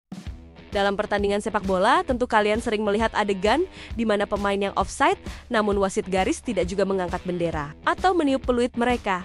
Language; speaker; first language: Indonesian; native; Indonesian